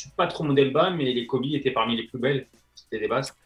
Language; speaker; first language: French; native; French